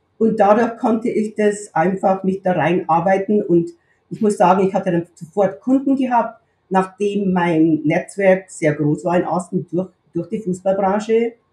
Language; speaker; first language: German; native; German